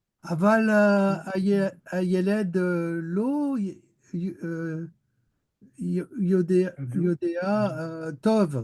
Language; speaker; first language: Hebrew; non-native, learner; French